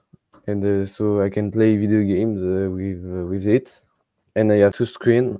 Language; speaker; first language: English; non-native, learner; French